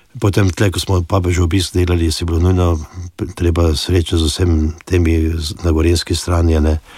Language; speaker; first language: Slovenian; native; Slovenian